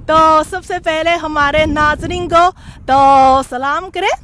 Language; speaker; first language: Hindi; non-native, fluent; Chinese